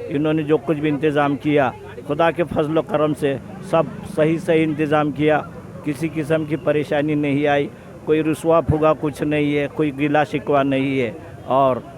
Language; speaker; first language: Urdu; native; Urdu